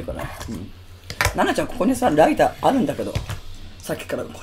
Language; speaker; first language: Japanese; native; Japanese